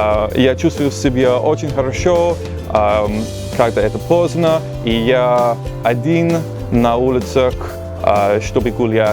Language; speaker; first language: Russian; non-native, learner; English